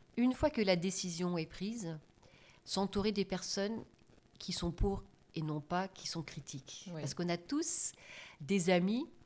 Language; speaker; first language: French; non-native, fluent; German